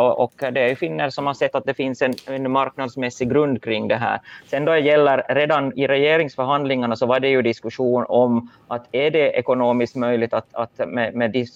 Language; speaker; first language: Swedish; native; Swedish